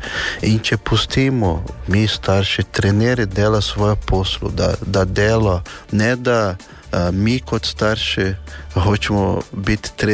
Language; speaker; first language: Slovenian; non-native, learner; Portuguese